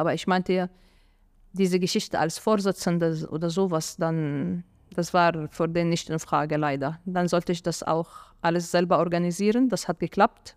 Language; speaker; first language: German; non-native, fluent; Arabic